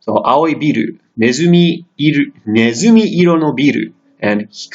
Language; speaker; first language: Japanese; non-native, fluent; English